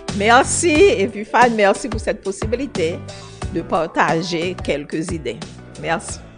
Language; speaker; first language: French; non-native, local second language; Haitian Creole